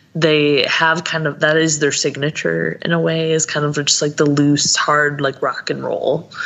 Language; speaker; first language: English; native; English